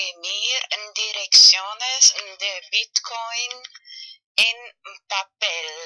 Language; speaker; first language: Spanish; non-native, fluent; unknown